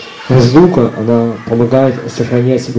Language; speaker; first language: Russian; native; Russian